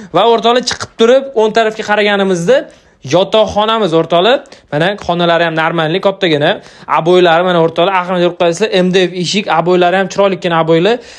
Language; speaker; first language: Uzbek; native; Uzbek